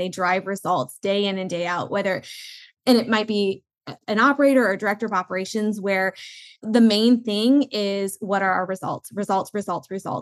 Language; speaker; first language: English; native; English